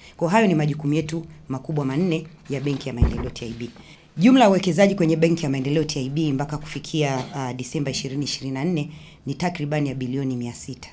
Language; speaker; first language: Swahili; native; Swahili